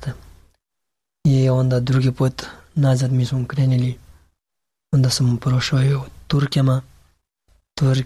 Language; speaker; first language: Serbian; non-native, learner; Pashto